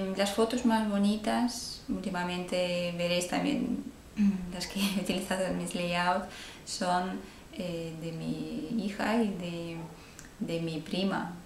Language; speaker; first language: Spanish; non-native, fluent; Russian